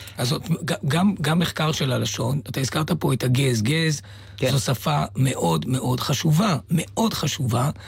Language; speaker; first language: Hebrew; native; Hebrew